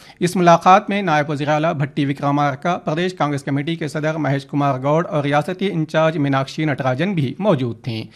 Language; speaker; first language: Urdu; native; Urdu